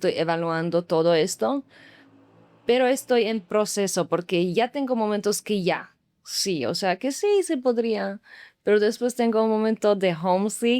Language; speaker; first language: Spanish; non-native, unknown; Slovak